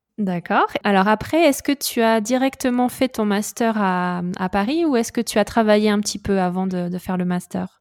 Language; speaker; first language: French; native; French